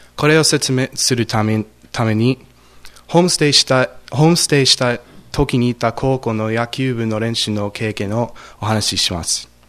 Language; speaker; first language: Japanese; non-native, fluent; English